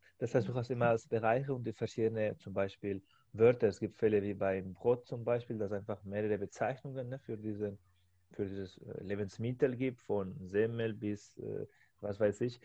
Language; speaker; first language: German; non-native, fluent; Spanish